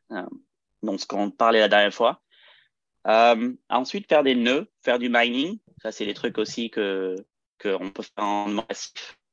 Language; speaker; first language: French; early bilingual, heritage; French